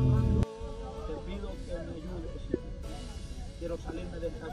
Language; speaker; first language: Spanish; native; Spanish